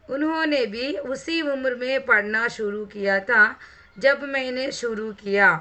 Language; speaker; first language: Hindi; non-native, local second language; Telugu